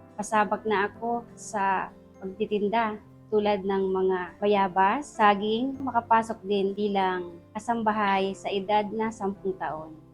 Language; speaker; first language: Filipino; non-native, local second language; Hiligaynon